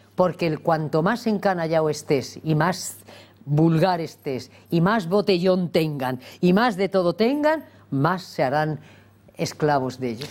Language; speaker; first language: Spanish; native; Spanish